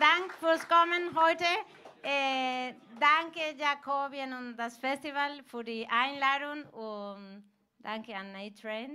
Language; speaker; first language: German; non-native, fluent; Galician